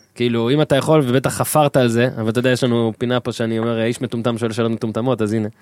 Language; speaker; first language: Hebrew; native; Hebrew